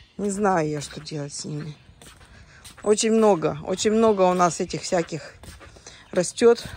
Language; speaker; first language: Russian; native; Russian